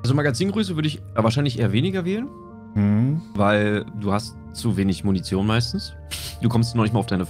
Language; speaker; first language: German; native; German